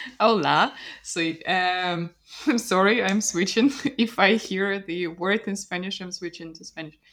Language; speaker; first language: English; non-native, fluent; Russian